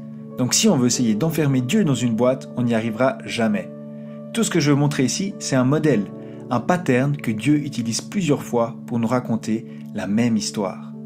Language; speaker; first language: French; native; French